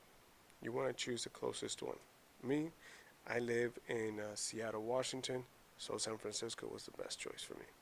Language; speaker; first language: English; native; English